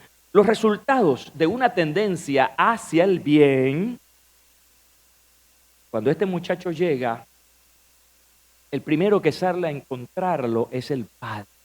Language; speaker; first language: Spanish; native; Spanish